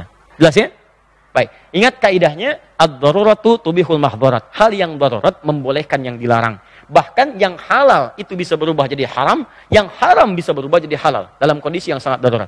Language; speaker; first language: Indonesian; native; Indonesian